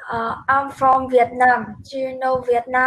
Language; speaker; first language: English; non-native, learner; Vietnamese